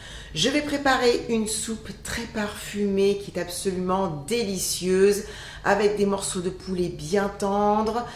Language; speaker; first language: French; native; French